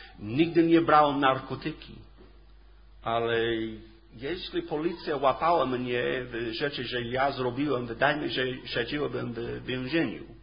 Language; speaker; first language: Polish; non-native, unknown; English